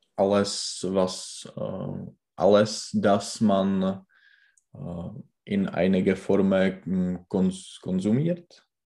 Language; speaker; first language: German; non-native, learner; Czech